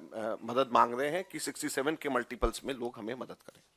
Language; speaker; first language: Hindi; native; Hindi